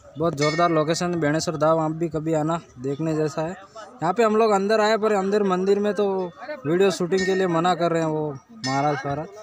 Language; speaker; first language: Hindi; non-native, local second language; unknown